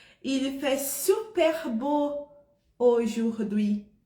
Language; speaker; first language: French; non-native, fluent; Portuguese